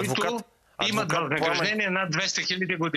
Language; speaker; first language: Bulgarian; native; Bulgarian